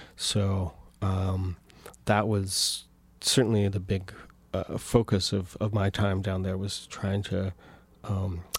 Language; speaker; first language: English; native; English